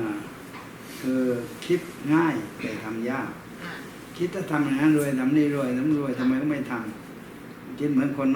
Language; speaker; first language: Thai; native; Thai